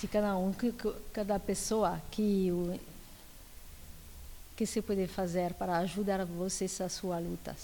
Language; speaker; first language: Portuguese; non-native, learner; French